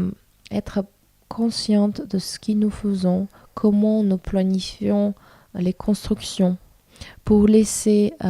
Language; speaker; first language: French; non-native, fluent; Russian